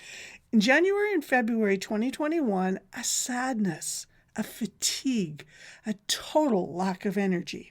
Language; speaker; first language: English; native; English